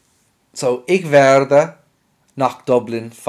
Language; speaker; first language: German; non-native, fluent; English